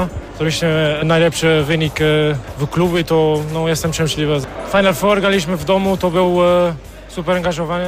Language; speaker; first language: Polish; non-native, learner; Portuguese